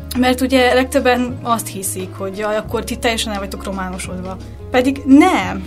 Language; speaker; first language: Hungarian; native; Hungarian